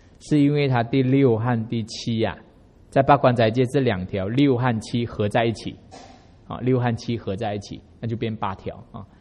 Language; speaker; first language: Chinese; native; Chinese